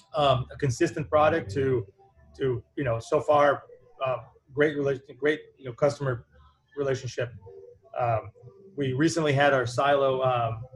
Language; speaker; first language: English; non-native, fluent; Portuguese